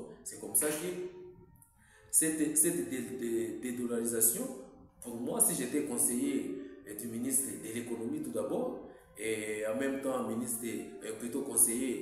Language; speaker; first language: French; non-native, local second language; Swahili